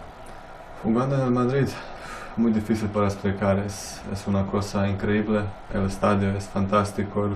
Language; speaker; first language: Spanish; non-native, fluent; Croatian